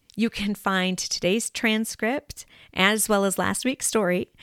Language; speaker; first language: English; native; English